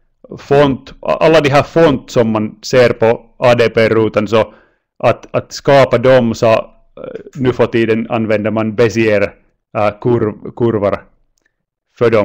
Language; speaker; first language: Swedish; non-native, local second language; Finnish